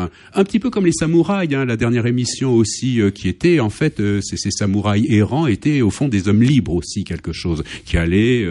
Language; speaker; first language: French; native; French